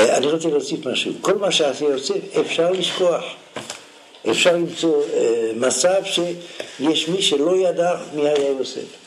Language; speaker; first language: Hebrew; non-native, fluent; French